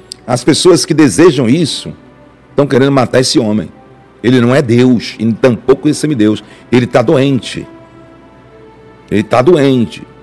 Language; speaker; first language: Portuguese; native; Portuguese